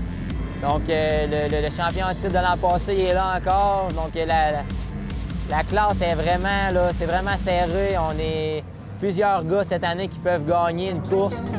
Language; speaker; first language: French; native; French